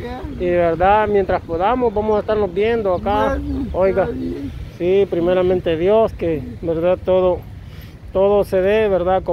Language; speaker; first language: Spanish; native; Spanish